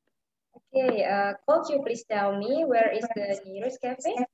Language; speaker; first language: English; non-native, learner; Indonesian